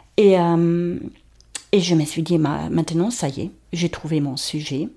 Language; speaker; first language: French; non-native, fluent; German